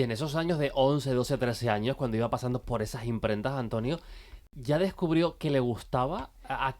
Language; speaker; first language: Spanish; native; Spanish